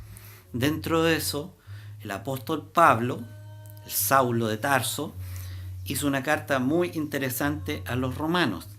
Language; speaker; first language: Spanish; native; Spanish